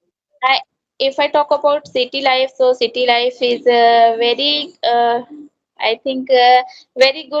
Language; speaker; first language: English; non-native, learner; Hindi